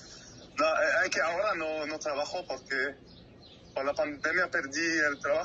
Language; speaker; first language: Spanish; non-native, fluent; French